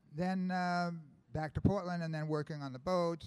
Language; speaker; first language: English; native; English